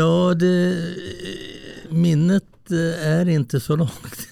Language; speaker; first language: Swedish; early bilingual, other home language; Italian